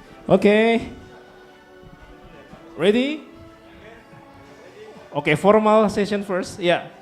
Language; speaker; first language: English; non-native, fluent; Indonesian